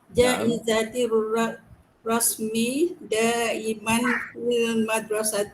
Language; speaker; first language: Arabic; non-native, learner; Malay